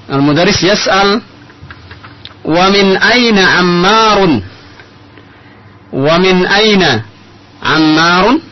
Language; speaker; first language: Arabic; non-native, learner; Indonesian